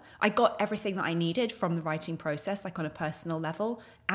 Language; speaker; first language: English; native; English